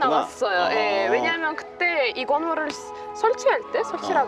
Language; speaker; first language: Korean; non-native, fluent; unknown